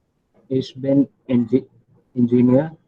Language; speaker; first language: German; non-native, learner; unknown